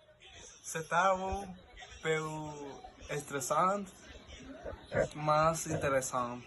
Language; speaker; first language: French; non-native, learner; Spanish